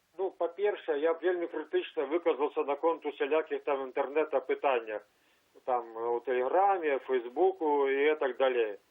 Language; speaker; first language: Belarusian; native; Belarusian